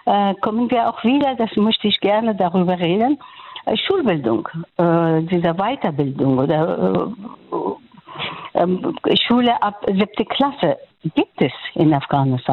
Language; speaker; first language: German; non-native, fluent; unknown